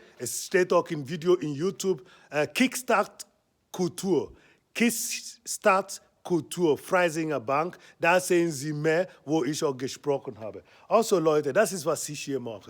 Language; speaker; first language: German; non-native, fluent; Igbo